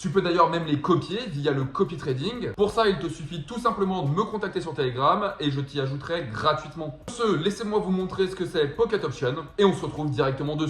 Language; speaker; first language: French; native; French